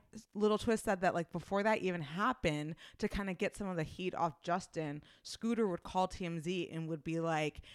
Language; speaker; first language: English; native; English